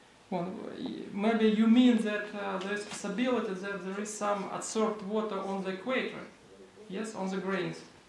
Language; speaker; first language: English; non-native, fluent; Russian